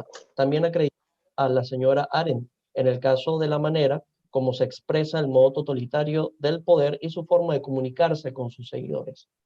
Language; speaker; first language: Spanish; native; Spanish